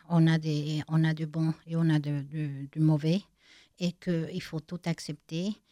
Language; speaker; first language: French; non-native, fluent; Spanish